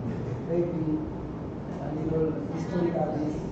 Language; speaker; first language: English; non-native, learner; Spanish